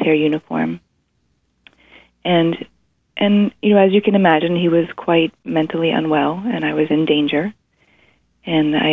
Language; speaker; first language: English; native; English